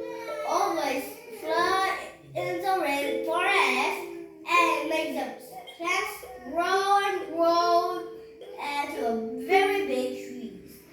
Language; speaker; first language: English; non-native, learner; Vietnamese